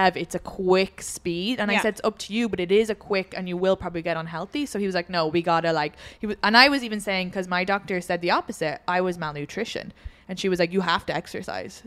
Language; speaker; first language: English; native; English